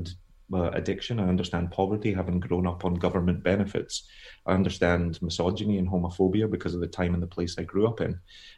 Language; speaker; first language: English; native; English